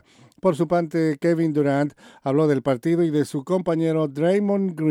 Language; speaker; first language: Spanish; native; Spanish